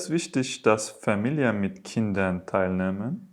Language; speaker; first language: German; non-native, learner; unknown